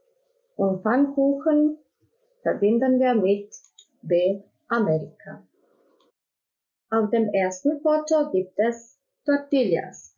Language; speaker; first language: German; non-native, fluent; Croatian